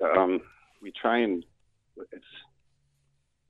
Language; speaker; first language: English; native; English